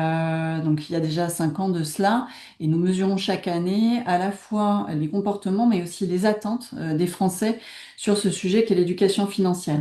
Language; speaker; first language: French; native; French